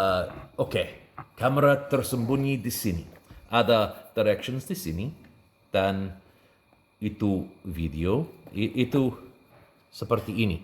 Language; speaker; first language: Indonesian; non-native, learner; English